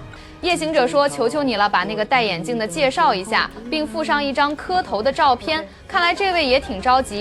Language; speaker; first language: Chinese; native; Chinese